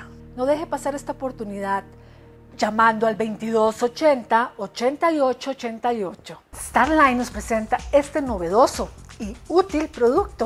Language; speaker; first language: Spanish; native; Spanish